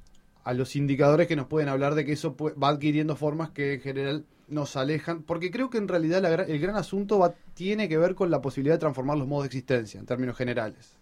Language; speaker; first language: Spanish; native; Spanish